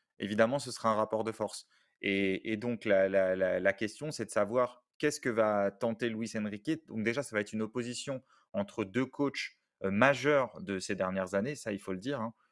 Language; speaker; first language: French; native; French